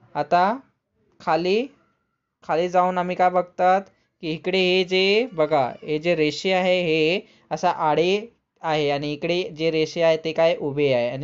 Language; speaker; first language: Marathi; non-native, local second language; Hindi